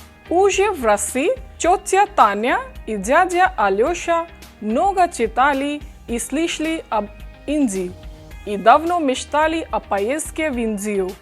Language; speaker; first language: Russian; non-native, fluent; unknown